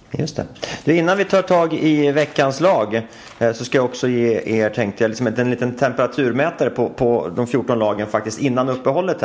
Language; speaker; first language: Swedish; native; Swedish